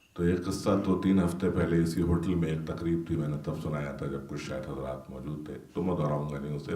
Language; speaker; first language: Urdu; native; Urdu